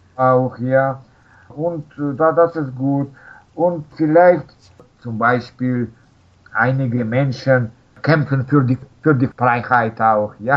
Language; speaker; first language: German; non-native, fluent; Russian